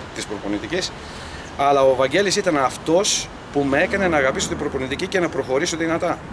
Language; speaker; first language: Greek; early bilingual, heritage; Bulgarian